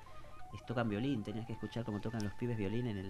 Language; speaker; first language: Spanish; native; Spanish